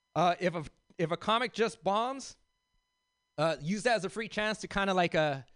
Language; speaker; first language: English; native; English